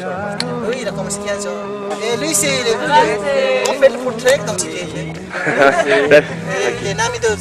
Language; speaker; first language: French; non-native, learner; Nepali